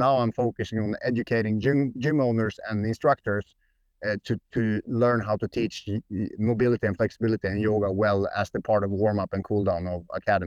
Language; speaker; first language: English; non-native, fluent; Swedish